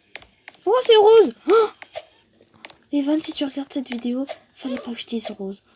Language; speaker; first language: French; native; French